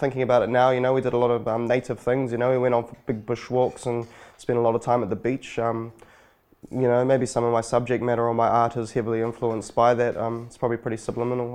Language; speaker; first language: English; native; English